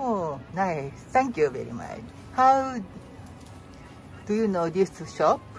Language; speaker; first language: English; non-native, learner; Japanese